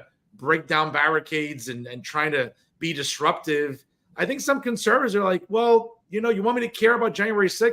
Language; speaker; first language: English; native; English